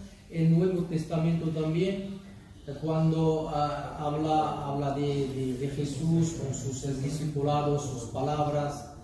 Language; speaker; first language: Spanish; non-native, learner; Arabic